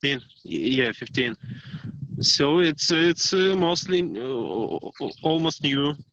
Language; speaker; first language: English; non-native, learner; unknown